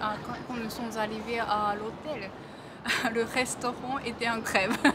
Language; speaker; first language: French; non-native, fluent; Japanese